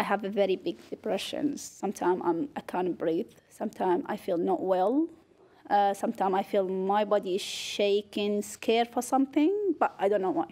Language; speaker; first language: English; non-native, learner; Arabic